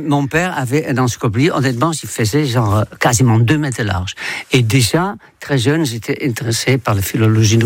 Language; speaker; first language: French; non-native, fluent; Dutch